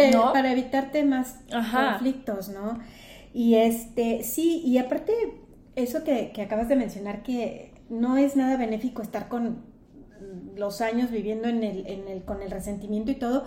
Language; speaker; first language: Spanish; native; Spanish